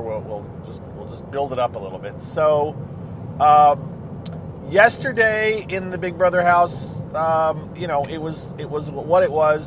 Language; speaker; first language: English; native; English